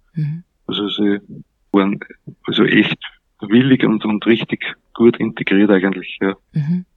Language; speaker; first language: German; native; German